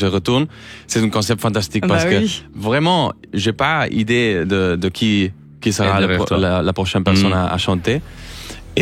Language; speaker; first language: French; non-native, learner; Spanish